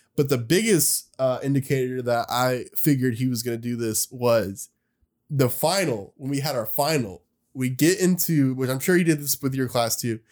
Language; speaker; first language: English; native; English